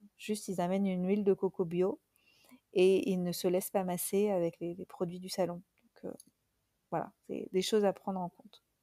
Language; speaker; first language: French; native; French